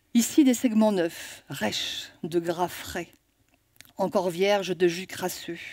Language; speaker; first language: French; native; French